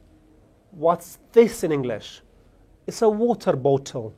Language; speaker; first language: English; non-native, fluent; Amharic